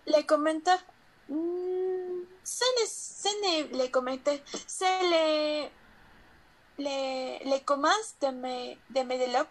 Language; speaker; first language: French; non-native, learner; Spanish